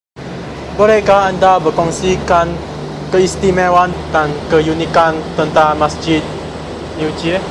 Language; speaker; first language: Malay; non-native, local second language; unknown